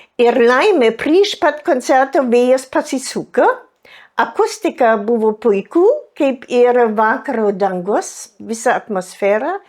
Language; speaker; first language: Lithuanian; non-native, fluent; German